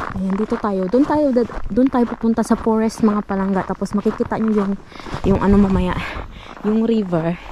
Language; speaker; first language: Filipino; non-native, local second language; Hiligaynon